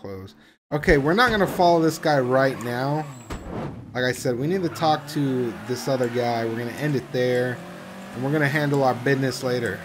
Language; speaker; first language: English; native; English